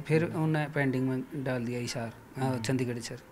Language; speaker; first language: Hindi; native; Hindi